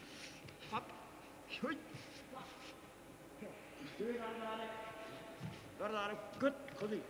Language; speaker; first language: Italian; non-native, learner; Japanese